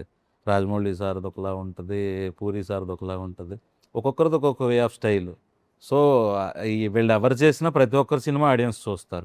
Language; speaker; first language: Telugu; native; Telugu